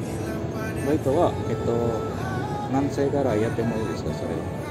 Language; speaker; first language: Japanese; non-native, fluent; Indonesian